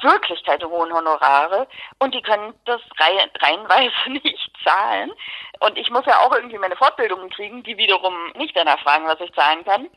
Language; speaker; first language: German; native; German